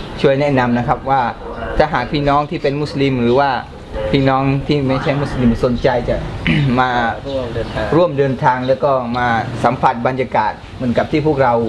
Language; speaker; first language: Thai; native; Thai